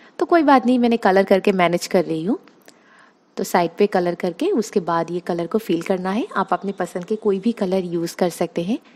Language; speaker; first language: Hindi; non-native, local second language; Bangla